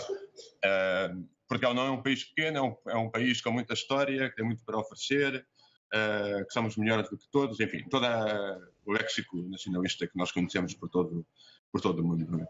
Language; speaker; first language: Portuguese; native; Portuguese